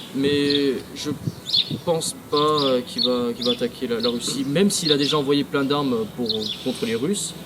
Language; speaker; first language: French; native; French